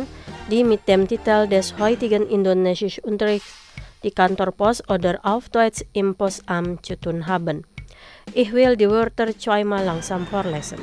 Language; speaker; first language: German; non-native, learner; Indonesian